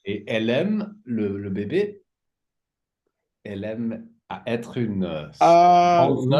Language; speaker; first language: French; native; French